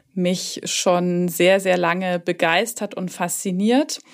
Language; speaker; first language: German; native; German